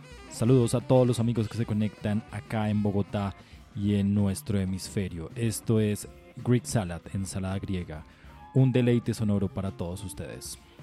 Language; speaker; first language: Spanish; native; Spanish